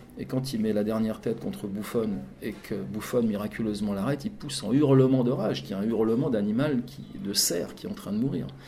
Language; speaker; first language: French; native; French